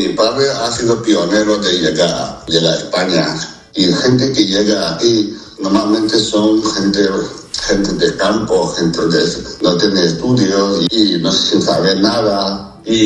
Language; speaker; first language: Spanish; early bilingual, other home language; Chinese